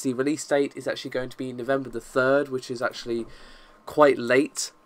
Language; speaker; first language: English; native; English